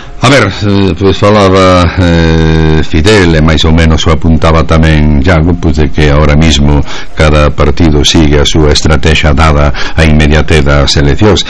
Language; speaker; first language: Galician; native; Galician